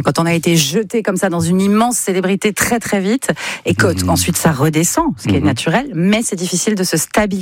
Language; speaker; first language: French; native; French